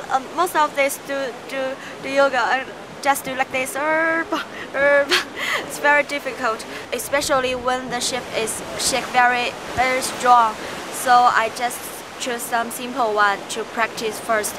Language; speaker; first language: English; non-native, learner; Chinese